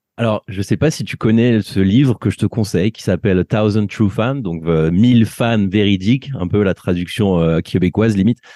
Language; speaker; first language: French; native; French